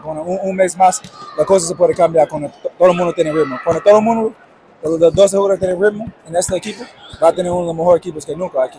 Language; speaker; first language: Spanish; non-native, fluent; English